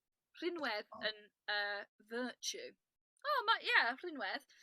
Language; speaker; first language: Welsh; non-native, learner; English